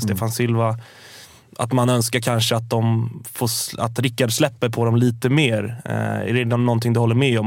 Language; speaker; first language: Swedish; native; Swedish